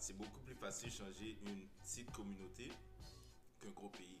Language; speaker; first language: French; early bilingual, heritage; French